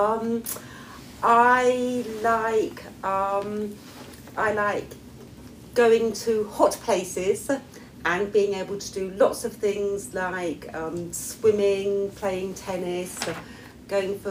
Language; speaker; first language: English; native; English